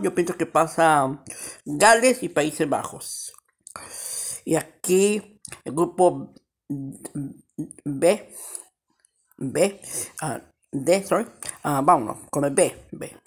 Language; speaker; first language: Spanish; early bilingual, heritage; Spanish